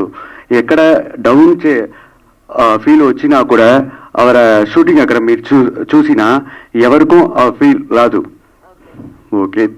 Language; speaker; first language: Telugu; non-native, learner; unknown